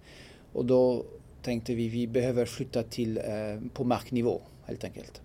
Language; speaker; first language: Swedish; non-native, fluent; French